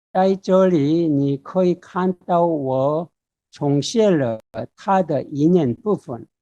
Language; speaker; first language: Chinese; non-native, fluent; Korean